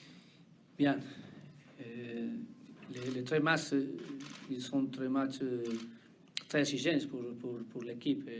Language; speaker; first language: French; non-native, learner; Spanish